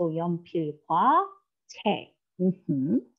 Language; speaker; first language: English; non-native, learner; Korean